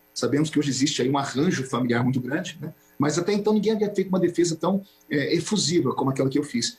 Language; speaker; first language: Portuguese; native; Portuguese